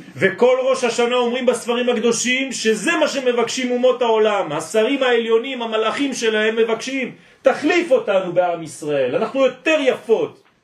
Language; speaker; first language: Hebrew; non-native, fluent; French